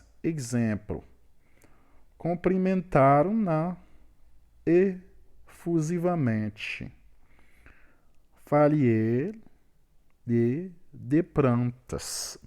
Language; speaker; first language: Portuguese; non-native, learner; Haitian Creole